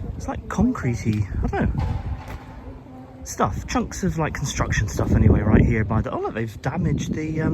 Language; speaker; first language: English; native; English